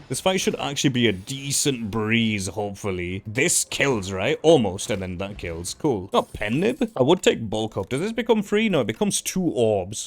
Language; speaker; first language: English; native; English